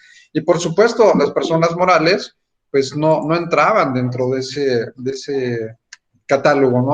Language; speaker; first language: Spanish; native; Spanish